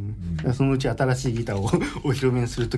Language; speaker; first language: Japanese; native; Japanese